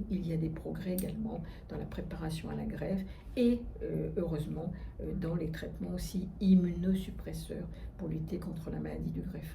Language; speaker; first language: French; native; French